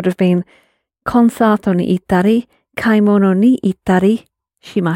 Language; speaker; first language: Japanese; non-native, fluent; English